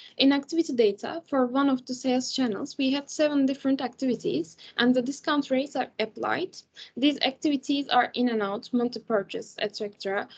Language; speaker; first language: English; non-native, fluent; Turkish